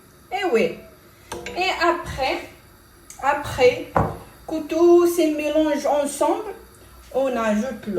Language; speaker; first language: French; non-native, local second language; Arabic